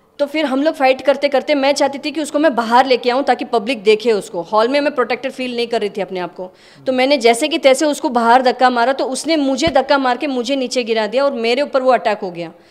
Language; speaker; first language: Hindi; native; Hindi